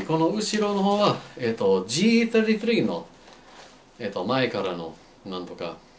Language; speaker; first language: Japanese; non-native, fluent; English